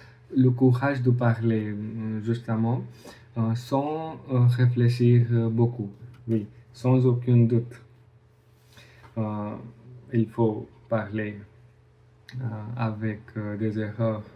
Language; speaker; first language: French; non-native, learner; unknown